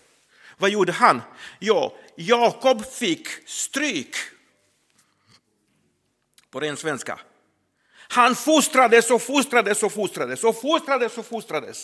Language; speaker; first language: Swedish; non-native, fluent; Croatian